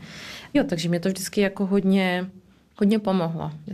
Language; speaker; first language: Czech; early bilingual, heritage; Czech